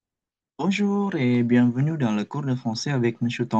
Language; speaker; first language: French; non-native, fluent; Indonesian